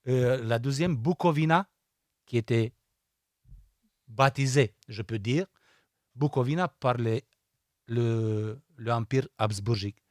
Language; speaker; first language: French; non-native, fluent; Romanian